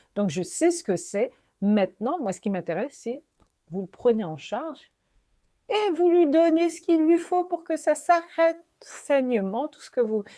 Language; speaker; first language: French; native; French